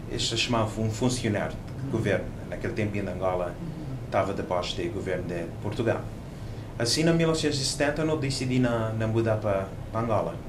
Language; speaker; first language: Portuguese; non-native, local second language; Kabuverdianu